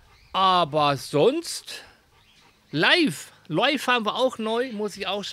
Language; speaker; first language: German; native; German